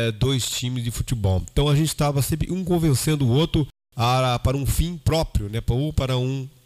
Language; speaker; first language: Portuguese; native; Portuguese